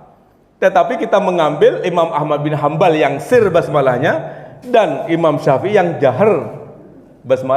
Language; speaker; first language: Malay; non-native, local second language; Javanese